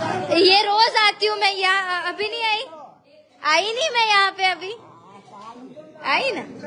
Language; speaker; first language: Hindi; non-native, local second language; Gujarati